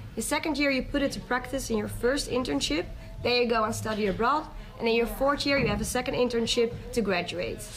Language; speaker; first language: English; non-native, fluent; Dutch